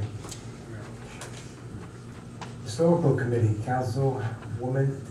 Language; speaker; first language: English; native; English